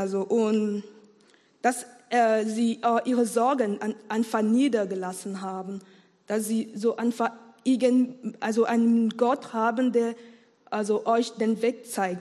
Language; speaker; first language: German; non-native, learner; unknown